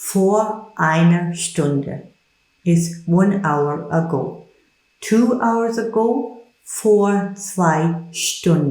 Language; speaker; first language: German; non-native, fluent; English